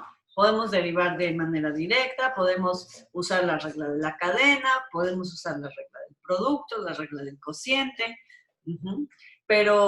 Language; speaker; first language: Spanish; native; Spanish